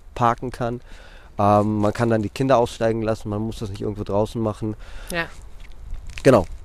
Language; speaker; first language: German; non-native, fluent; Greek